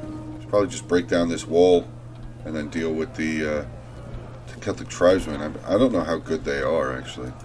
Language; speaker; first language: English; native; English